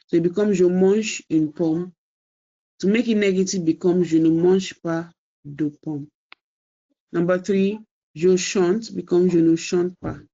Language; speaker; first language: French; non-native, fluent; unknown